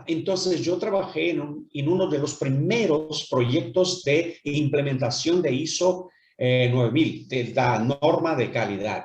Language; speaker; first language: Spanish; non-native, fluent; Portuguese